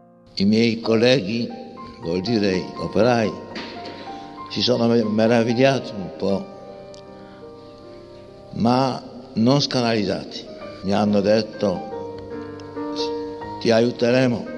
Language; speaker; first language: Italian; non-native, fluent; Polish